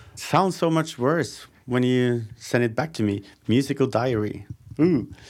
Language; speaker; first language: English; non-native, fluent; Norwegian